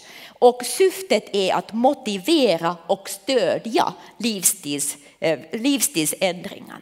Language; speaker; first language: Swedish; non-native, local second language; Finnish